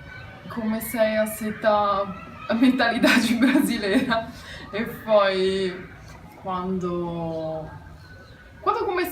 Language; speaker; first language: Portuguese; non-native, fluent; Italian